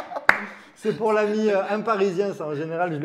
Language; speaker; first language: French; native; French